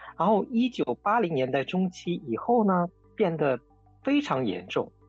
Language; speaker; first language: Chinese; non-native, fluent; Korean